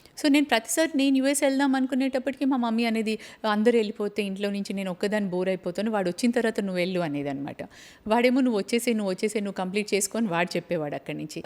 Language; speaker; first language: Telugu; native; Telugu